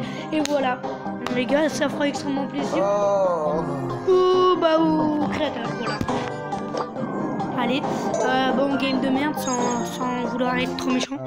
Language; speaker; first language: French; native; French